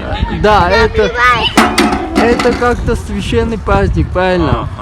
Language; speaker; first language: Russian; non-native, local second language; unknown